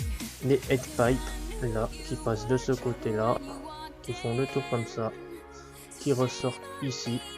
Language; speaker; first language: French; native; French